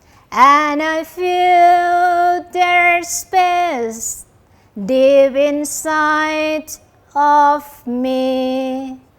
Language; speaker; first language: English; non-native, fluent; Thai